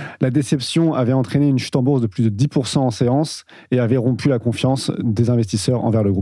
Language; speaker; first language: French; native; French